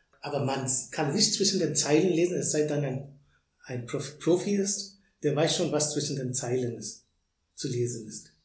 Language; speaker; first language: German; non-native, fluent; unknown